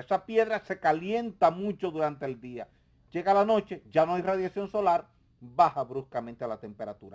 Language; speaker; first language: Spanish; native; Spanish